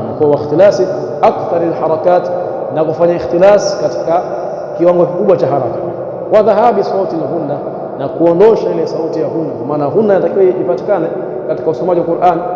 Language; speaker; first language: Swahili; native; Swahili